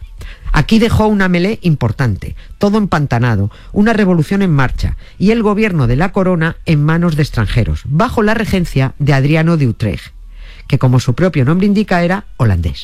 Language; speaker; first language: Spanish; native; Spanish